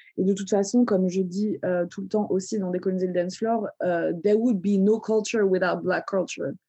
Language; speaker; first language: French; early bilingual, other home language; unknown